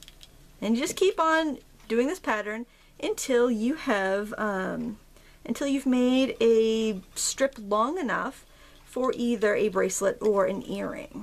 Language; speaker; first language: English; native; English